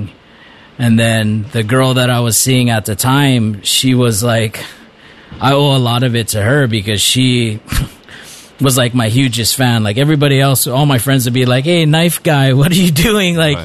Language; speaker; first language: English; native; English